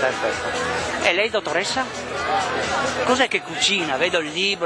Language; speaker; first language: Italian; native; Italian